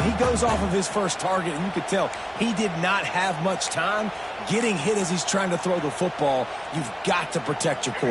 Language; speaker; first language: English; native; English